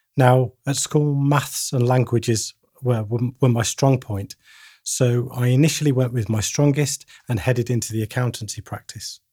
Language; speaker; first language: English; native; English